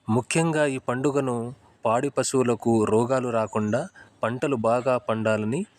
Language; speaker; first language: Telugu; non-native, local second language; Lambadi